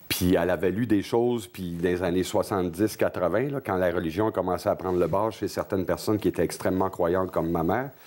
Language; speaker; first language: French; native; French